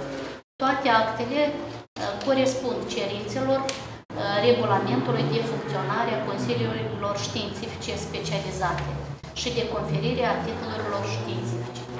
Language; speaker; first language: Romanian; native; Romanian